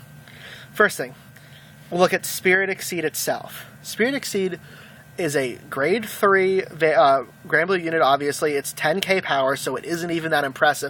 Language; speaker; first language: English; native; English